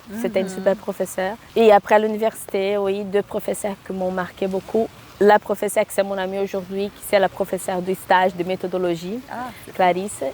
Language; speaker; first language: French; non-native, fluent; Portuguese